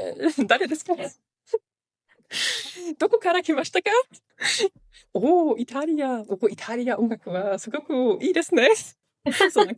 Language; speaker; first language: Japanese; non-native, learner; Italian